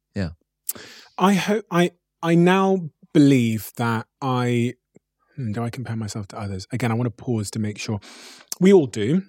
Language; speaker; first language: English; native; English